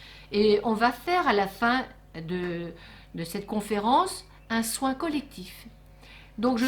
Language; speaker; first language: French; native; French